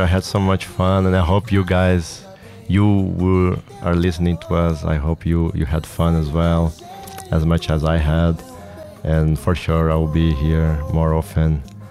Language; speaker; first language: English; non-native, fluent; Portuguese